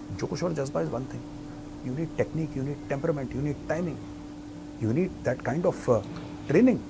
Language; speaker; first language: Hindi; native; Hindi